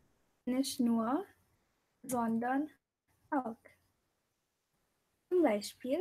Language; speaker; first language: German; non-native, fluent; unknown